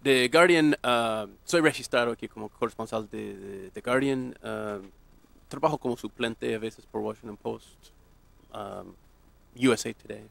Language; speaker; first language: Spanish; non-native, fluent; English